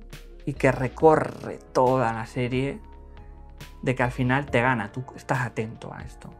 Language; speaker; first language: Spanish; native; Spanish